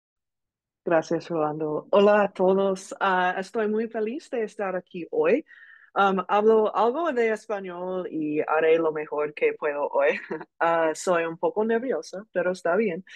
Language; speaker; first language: Spanish; non-native, learner; English